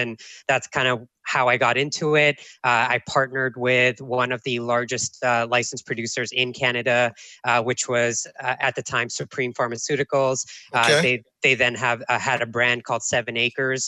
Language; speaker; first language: English; native; English